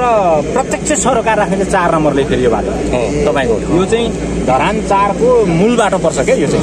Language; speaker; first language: Nepali; native; Nepali